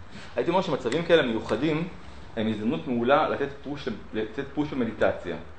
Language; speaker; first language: Hebrew; native; Hebrew